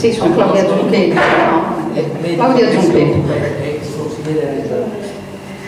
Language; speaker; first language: Italian; native; Italian